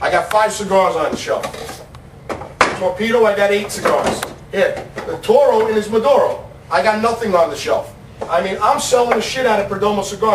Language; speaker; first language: English; native; English